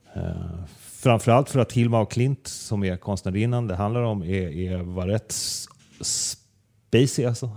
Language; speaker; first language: Swedish; native; Swedish